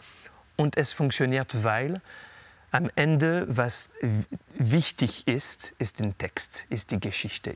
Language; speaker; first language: German; non-native, fluent; French